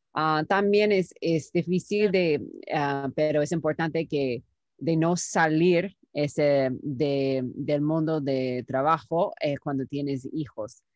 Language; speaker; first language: Spanish; non-native, fluent; English